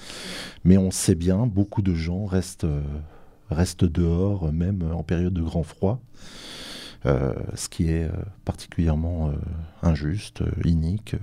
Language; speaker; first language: French; native; French